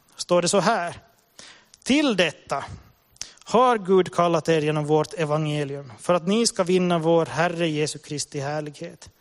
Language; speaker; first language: Swedish; native; Swedish